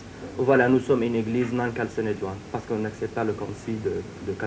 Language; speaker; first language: French; non-native, fluent; Syriac